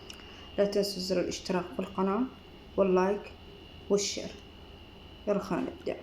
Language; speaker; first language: Arabic; native; Arabic